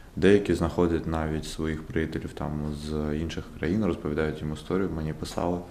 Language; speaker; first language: Ukrainian; non-native, local second language; Russian